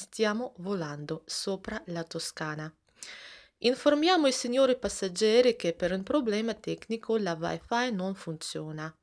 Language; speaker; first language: Italian; non-native, fluent; Russian